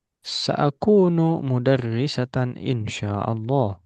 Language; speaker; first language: Arabic; non-native, fluent; Indonesian